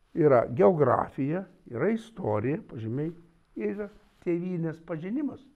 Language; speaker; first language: Lithuanian; native; Lithuanian